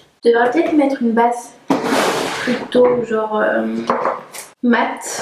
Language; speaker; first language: French; native; French